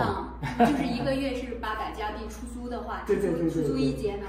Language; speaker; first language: Chinese; native; Chinese